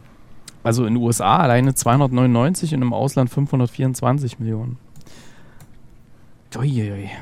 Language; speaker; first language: German; native; German